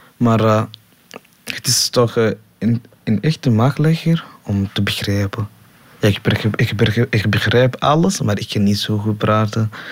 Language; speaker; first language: Dutch; non-native, learner; Somali